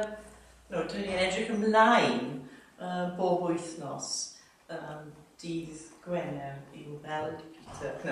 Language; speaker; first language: Welsh; non-native, learner; English